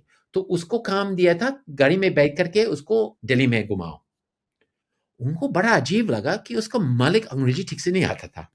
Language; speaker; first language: Hindi; non-native, fluent; English